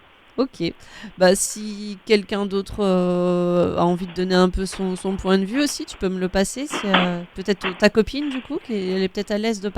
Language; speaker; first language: French; native; French